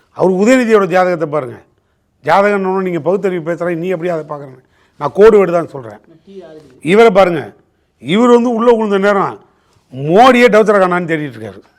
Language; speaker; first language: Tamil; native; Tamil